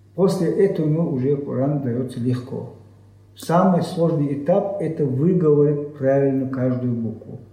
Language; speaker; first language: Russian; non-native, local second language; Chechen